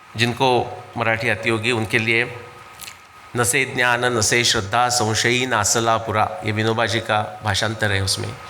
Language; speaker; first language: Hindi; non-native, local second language; Marathi